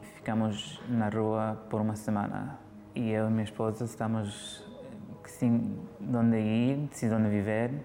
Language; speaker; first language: Portuguese; early bilingual, heritage; Portuguese